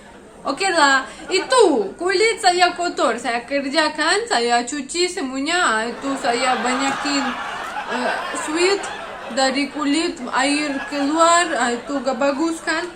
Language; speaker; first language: Indonesian; non-native, learner; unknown